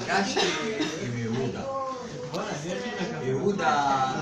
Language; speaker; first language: Hebrew; non-native, fluent; Arabic